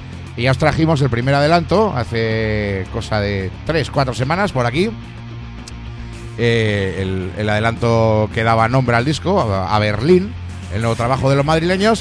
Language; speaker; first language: Spanish; native; Spanish